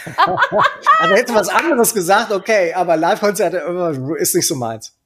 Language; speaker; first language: German; native; German